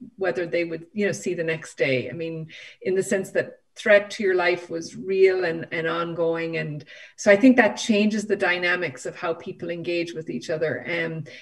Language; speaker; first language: English; native; English